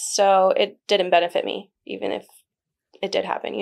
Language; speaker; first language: English; early bilingual, other home language; Spanish